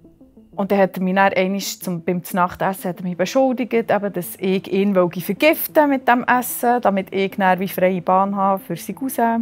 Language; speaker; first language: German; native; German